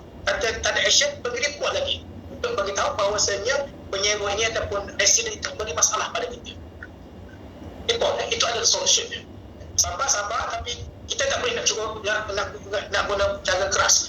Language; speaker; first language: Malay; native; Malay